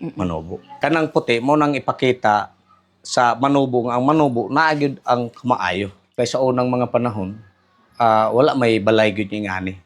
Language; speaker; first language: Cebuano; non-native, local second language; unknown